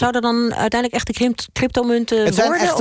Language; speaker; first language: Dutch; native; Dutch